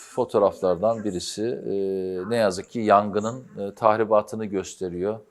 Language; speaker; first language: Turkish; native; Turkish